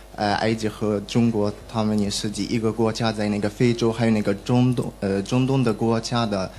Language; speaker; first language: Chinese; non-native, learner; Arabic